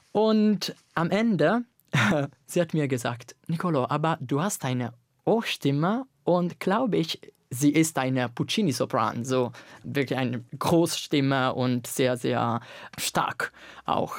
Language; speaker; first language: German; non-native, learner; Italian